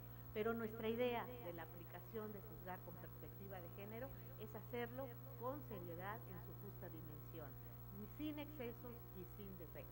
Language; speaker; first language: Spanish; native; Spanish